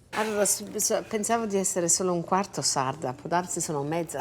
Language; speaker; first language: Italian; early bilingual, heritage; English